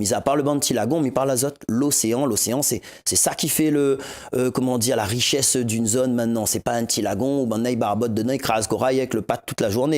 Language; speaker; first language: French; non-native, local second language; Réunion Creole French